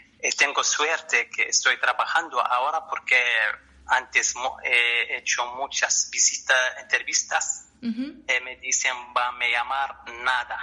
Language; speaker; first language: Spanish; non-native, learner; Arabic